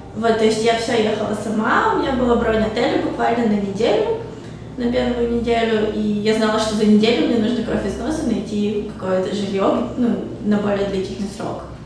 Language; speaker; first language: Russian; native; Russian